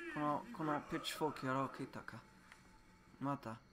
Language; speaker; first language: Japanese; non-native, learner; English